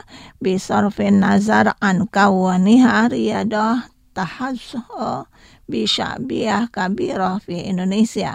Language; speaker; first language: Arabic; non-native, fluent; Indonesian